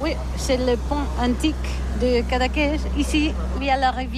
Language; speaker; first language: French; non-native, learner; Catalan